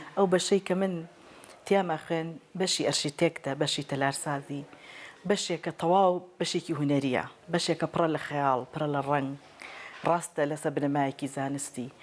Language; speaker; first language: Central Kurdish; native; Central Kurdish